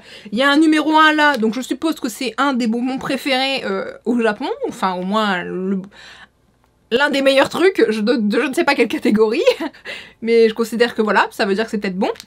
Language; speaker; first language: French; native; French